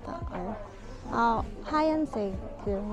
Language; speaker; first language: Korean; non-native, learner; Filipino